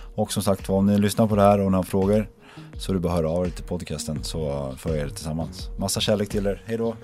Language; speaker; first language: Swedish; native; Swedish